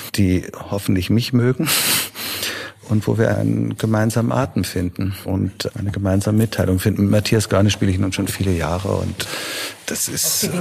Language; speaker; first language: German; native; German